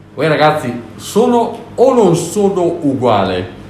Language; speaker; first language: Italian; native; Italian